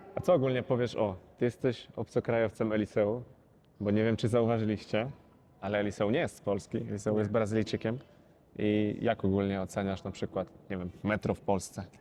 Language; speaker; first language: Polish; native; Polish